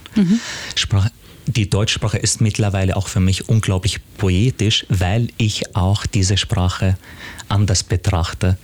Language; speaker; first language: German; non-native, fluent; Arabic